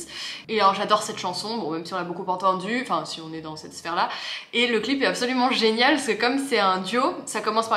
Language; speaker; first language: French; native; French